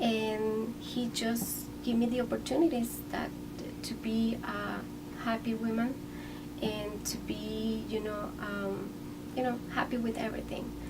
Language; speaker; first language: English; non-native, fluent; Spanish